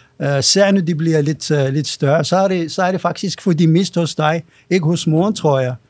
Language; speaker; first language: Danish; non-native, fluent; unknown